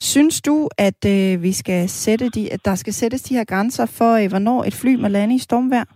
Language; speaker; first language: Danish; native; Danish